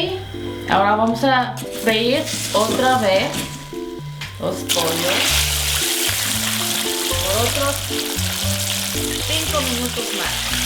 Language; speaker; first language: Spanish; non-native, fluent; Korean